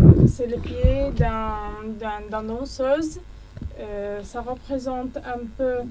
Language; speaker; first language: French; non-native, learner; Arabic